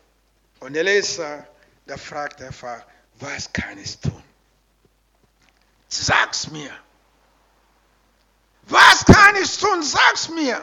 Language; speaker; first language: German; non-native, learner; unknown